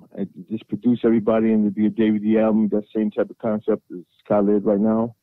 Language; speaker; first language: English; native; English